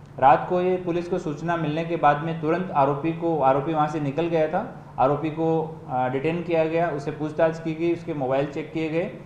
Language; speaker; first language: Hindi; non-native, local second language; Gujarati